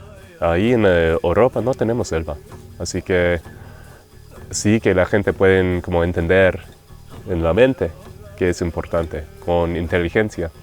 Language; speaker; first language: Spanish; non-native, fluent; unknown